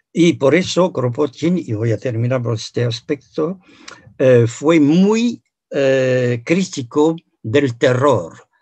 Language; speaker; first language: Spanish; non-native, fluent; French